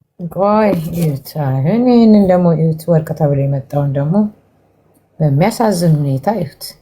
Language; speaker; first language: Amharic; native; Amharic